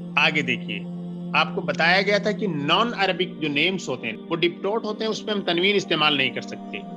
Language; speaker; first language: Urdu; native; Urdu